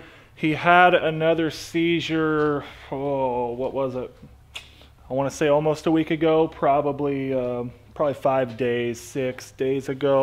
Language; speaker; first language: English; native; English